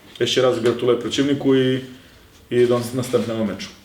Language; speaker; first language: Polish; non-native, learner; Serbian